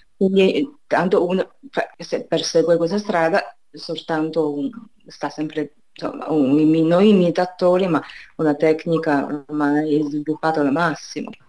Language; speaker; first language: Italian; non-native, fluent; Chinese